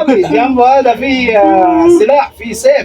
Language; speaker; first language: Arabic; non-native, learner; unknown